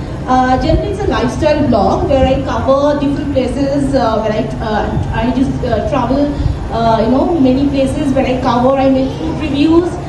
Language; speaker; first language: English; non-native, local second language; Bangla